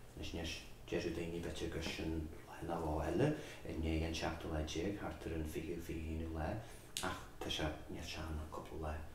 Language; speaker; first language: Irish; native; Irish